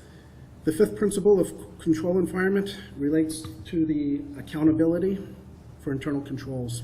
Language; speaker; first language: English; native; English